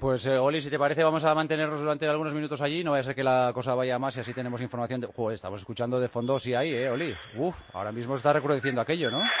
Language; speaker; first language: Spanish; native; Spanish